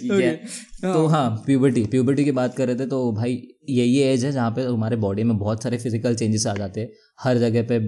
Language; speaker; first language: Hindi; non-native, local second language; Marathi